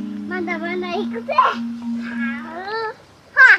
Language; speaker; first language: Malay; early bilingual, heritage; Japanese